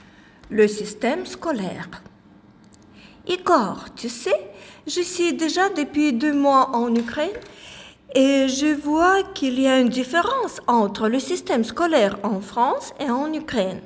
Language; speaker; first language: French; non-native, fluent; Ukrainian